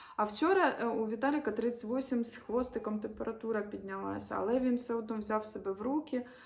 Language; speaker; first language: Ukrainian; native; Ukrainian